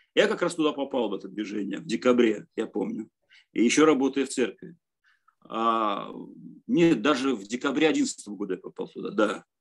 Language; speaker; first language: Russian; native; Russian